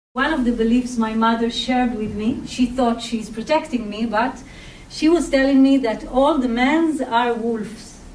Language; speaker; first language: English; non-native, fluent; Hebrew